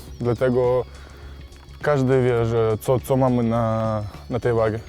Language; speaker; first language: Polish; non-native, fluent; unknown